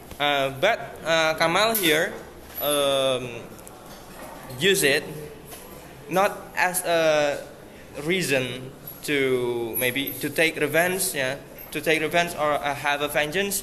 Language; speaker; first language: English; non-native, fluent; Indonesian